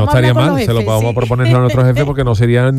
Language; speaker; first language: Spanish; native; Spanish